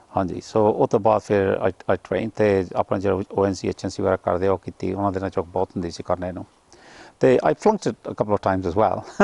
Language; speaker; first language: Punjabi; early bilingual, heritage; Punjabi